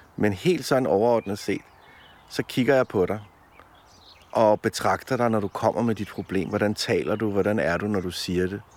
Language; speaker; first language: Danish; early bilingual, other home language; Polish